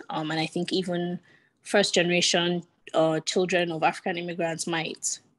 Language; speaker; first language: English; non-native, local second language; Yoruba